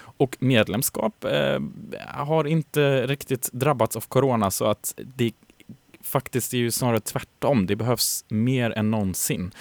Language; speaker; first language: Swedish; native; Swedish